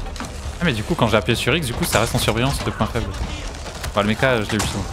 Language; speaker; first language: French; native; French